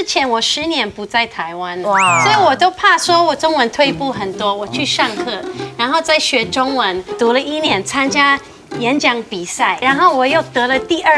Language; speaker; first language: Chinese; non-native, fluent; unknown